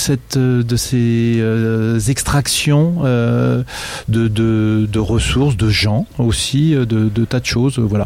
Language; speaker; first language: French; native; French